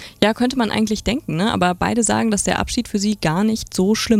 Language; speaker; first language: German; native; German